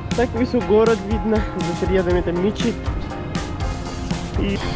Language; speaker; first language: Russian; non-native, learner; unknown